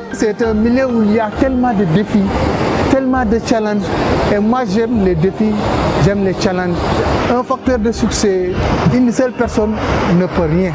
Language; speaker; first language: French; non-native, local second language; Wolof